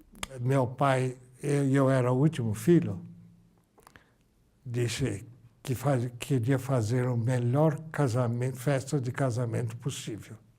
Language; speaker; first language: Portuguese; early bilingual, other home language; Japanese